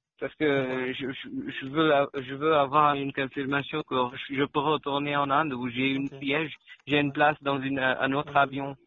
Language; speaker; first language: French; non-native, learner; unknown